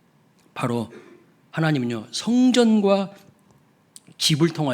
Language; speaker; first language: Korean; native; Korean